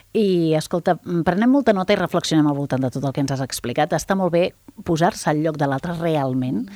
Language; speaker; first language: Catalan; native; Catalan